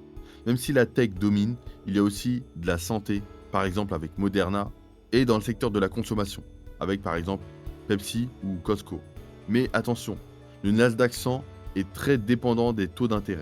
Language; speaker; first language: French; native; French